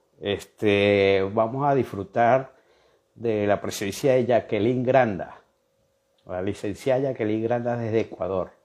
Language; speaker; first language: Spanish; native; Spanish